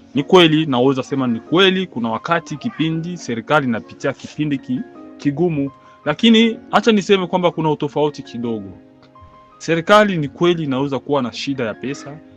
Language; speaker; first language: Swahili; native; Swahili